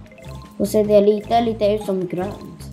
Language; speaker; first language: Swedish; early bilingual, other home language; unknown